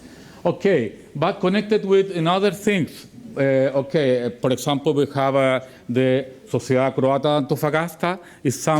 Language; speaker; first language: English; non-native, learner; Spanish